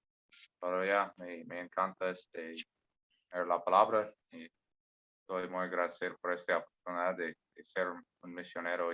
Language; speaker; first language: Spanish; non-native, learner; English